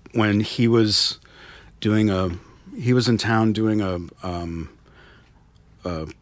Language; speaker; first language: English; native; English